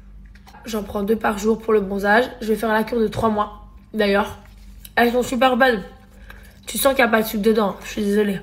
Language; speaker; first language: French; native; French